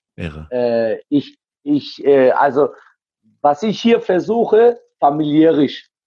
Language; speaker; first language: German; native; German